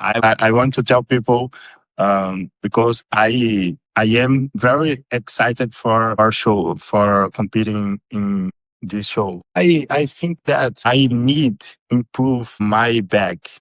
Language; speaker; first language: English; non-native, learner; Portuguese